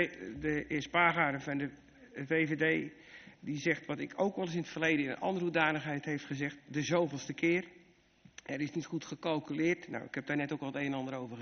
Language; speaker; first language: Dutch; native; Dutch